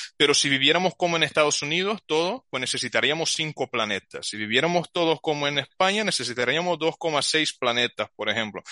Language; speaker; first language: Spanish; non-native, fluent; Portuguese